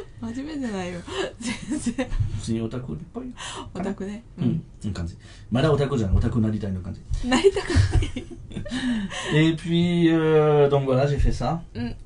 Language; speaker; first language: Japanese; non-native, fluent; French